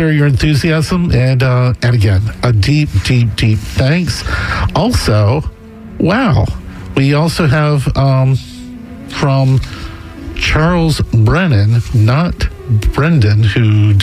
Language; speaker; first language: English; native; English